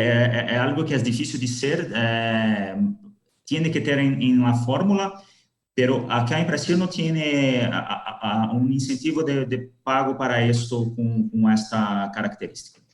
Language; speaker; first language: Spanish; non-native, learner; Portuguese